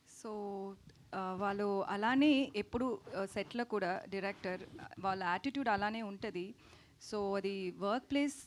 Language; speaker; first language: Telugu; non-native, fluent; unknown